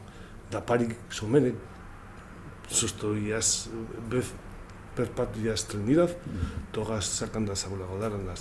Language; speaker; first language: Macedonian; non-native, learner; Spanish